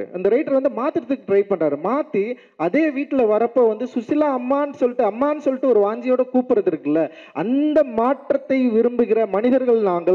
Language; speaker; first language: Tamil; native; Tamil